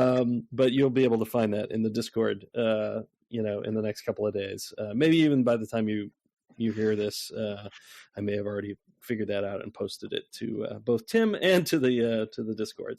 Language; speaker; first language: English; native; English